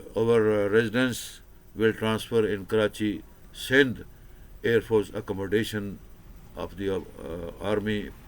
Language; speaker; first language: English; non-native, local second language; Urdu